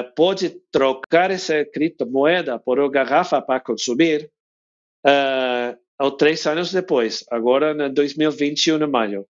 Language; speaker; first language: Portuguese; non-native, learner; English